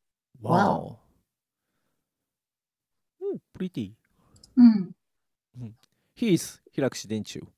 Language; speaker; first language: English; non-native, learner; Japanese